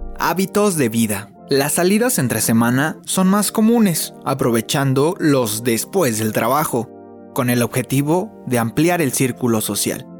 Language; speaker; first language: Spanish; native; Spanish